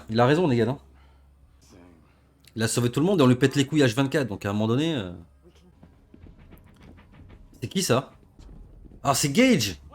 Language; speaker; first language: French; native; French